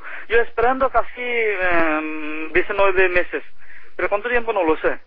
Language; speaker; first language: Spanish; non-native, learner; Bangla